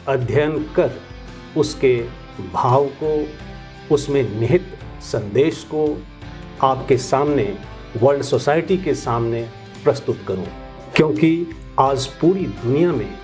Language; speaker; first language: Hindi; native; Hindi